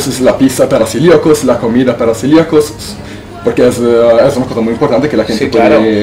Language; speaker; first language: Spanish; non-native, fluent; Italian